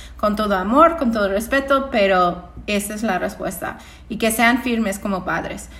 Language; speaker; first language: Spanish; non-native, fluent; English